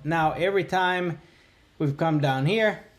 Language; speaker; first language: English; native; English